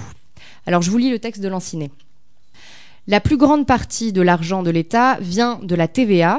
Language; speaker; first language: French; native; French